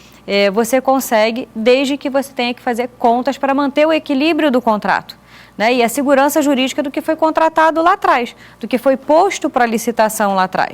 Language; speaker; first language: Portuguese; native; Portuguese